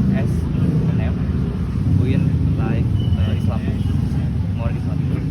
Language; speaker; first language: English; non-native, learner; Indonesian